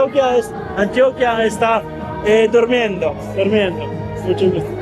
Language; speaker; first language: Spanish; non-native, learner; Polish